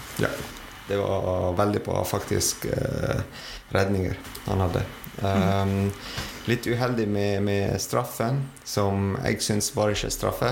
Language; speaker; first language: Norwegian; non-native, fluent; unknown